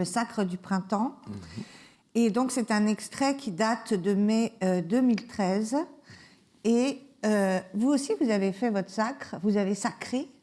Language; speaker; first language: French; native; French